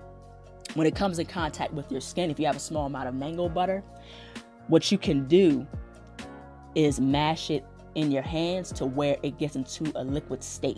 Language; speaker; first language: English; native; English